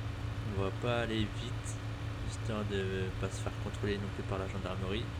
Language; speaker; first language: French; native; French